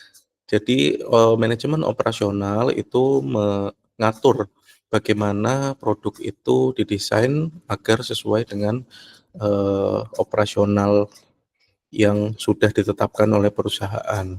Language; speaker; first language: Indonesian; native; Indonesian